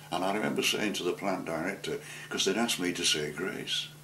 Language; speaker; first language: English; native; English